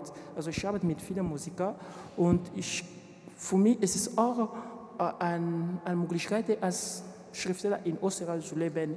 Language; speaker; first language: German; non-native, learner; French